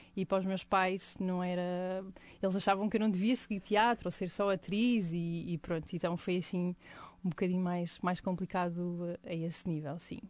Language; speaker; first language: Portuguese; native; Portuguese